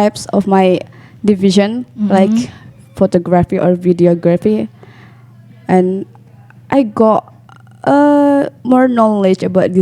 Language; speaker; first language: English; non-native, learner; Indonesian